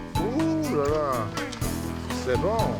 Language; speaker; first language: French; non-native, learner; Hebrew